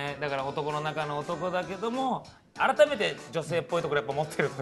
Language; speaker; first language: Japanese; native; Japanese